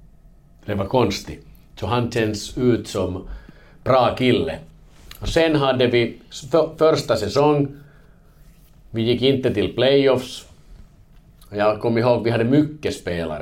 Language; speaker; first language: Swedish; non-native, learner; Finnish